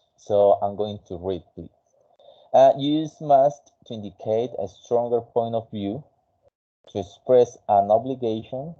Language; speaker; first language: English; non-native, fluent; Spanish